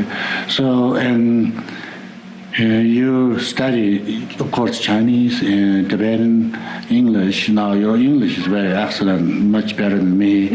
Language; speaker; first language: English; non-native, learner; Tibetan